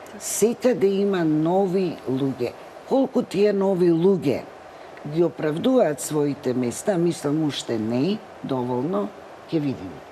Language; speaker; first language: Macedonian; native; Macedonian